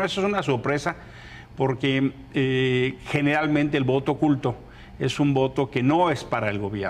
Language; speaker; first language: Spanish; native; Spanish